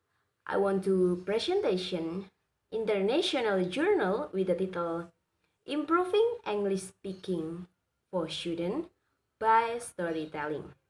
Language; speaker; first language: English; non-native, learner; Indonesian